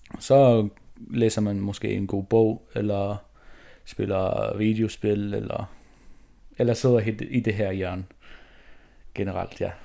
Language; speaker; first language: Danish; non-native, local second language; Faroese